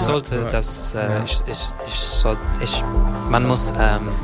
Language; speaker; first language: German; non-native, fluent; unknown